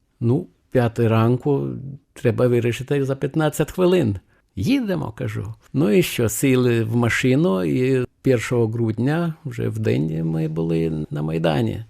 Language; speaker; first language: Ukrainian; non-native, fluent; Lithuanian